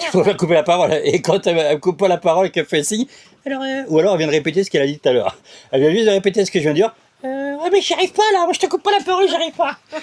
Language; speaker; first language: French; native; French